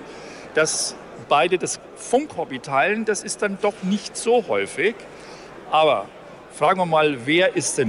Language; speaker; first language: German; native; German